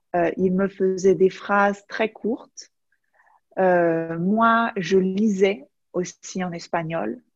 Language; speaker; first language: French; native; French